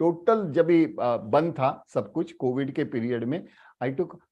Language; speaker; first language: Hindi; native; Hindi